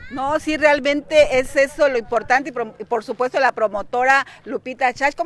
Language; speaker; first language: Spanish; native; Spanish